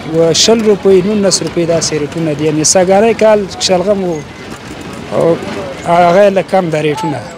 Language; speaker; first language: Pashto; native; Pashto